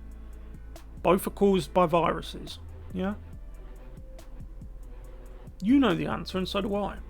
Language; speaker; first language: English; native; English